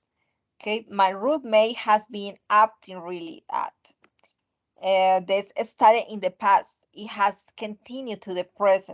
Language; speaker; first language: English; non-native, fluent; Spanish